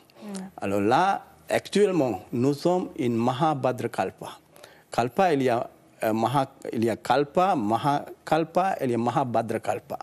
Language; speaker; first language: French; non-native, learner; Sinhala